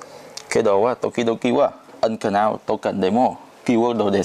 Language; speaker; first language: Japanese; non-native, learner; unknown